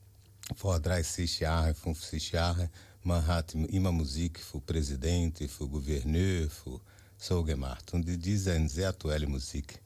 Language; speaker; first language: German; non-native, learner; Portuguese